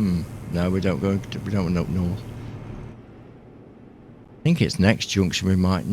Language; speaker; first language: English; native; English